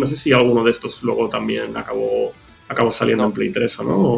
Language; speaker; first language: Spanish; native; Spanish